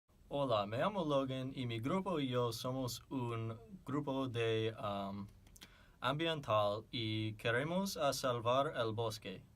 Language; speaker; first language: Spanish; non-native, learner; English